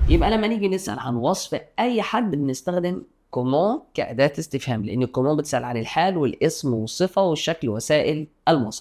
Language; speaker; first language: Arabic; native; Arabic